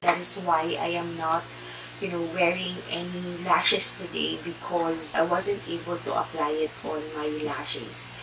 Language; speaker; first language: English; non-native, local second language; Filipino